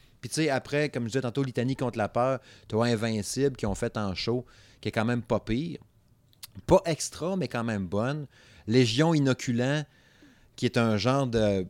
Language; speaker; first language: French; native; French